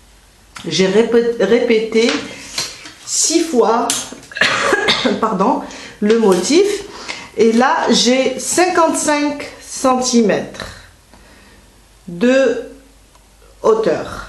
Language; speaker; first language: French; native; French